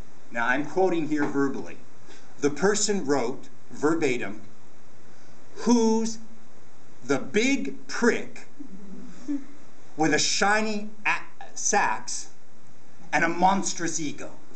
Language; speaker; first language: English; native; English